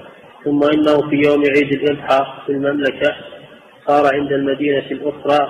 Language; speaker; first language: Arabic; native; Arabic